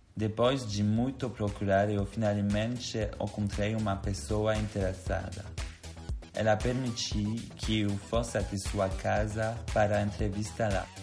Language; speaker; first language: Portuguese; non-native, fluent; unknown